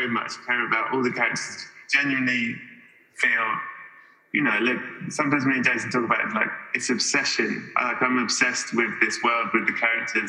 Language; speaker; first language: English; native; English